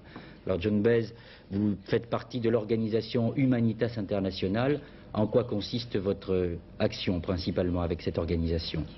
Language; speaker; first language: French; native; French